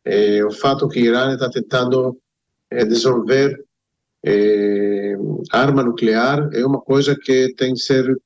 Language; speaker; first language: Portuguese; non-native, fluent; Hebrew